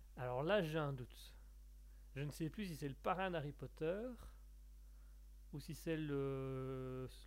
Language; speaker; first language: French; native; French